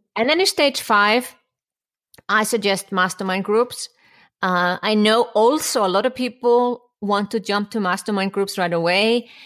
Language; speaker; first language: English; non-native, fluent; Icelandic